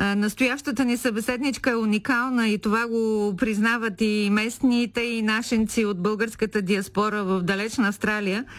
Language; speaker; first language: Bulgarian; native; Bulgarian